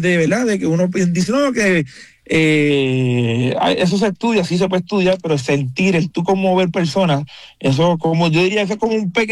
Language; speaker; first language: Spanish; native; Spanish